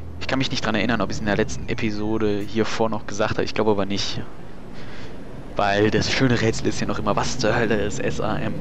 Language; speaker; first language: German; native; German